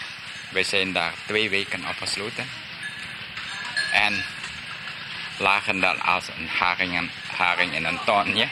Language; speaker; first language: Dutch; early bilingual, heritage; Dutch